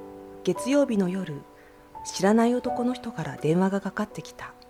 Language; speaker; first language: Japanese; native; Japanese